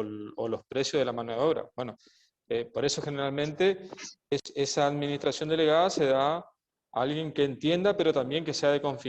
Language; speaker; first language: Spanish; native; Spanish